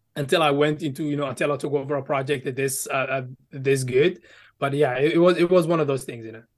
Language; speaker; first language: English; early bilingual, other home language; Arabic